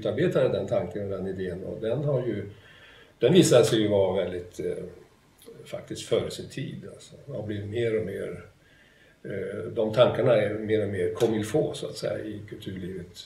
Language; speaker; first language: Swedish; native; Swedish